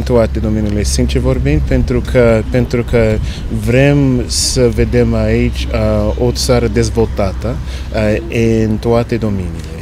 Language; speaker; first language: Romanian; non-native, fluent; English